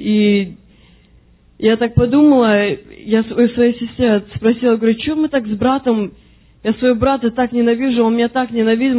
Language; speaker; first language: Russian; early bilingual, heritage; Russian